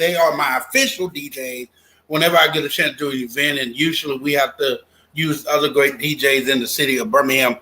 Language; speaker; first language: English; native; English